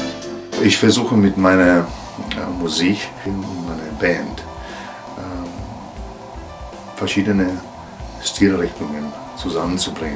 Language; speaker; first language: German; non-native, fluent; Italian